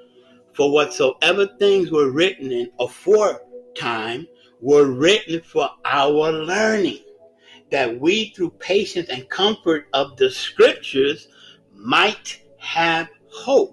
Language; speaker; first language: English; native; English